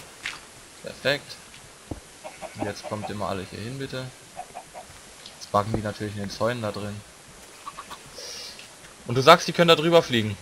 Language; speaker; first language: German; native; German